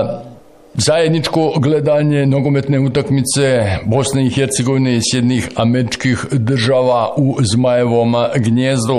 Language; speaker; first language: Bosnian; native; Bosnian